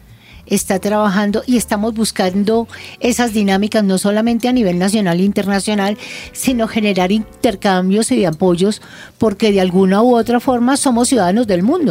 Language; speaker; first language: Spanish; native; Spanish